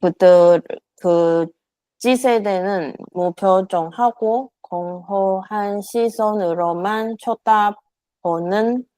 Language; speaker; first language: Korean; non-native, learner; Chinese